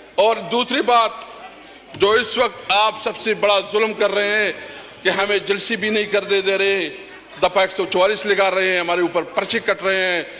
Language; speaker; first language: Urdu; non-native, local second language; Pashto